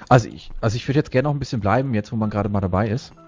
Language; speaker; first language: German; native; German